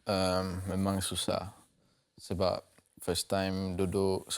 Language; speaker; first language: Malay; non-native, local second language; English